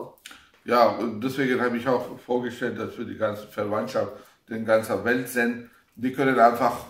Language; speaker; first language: German; non-native, learner; Pashto